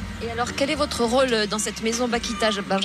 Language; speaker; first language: French; native; French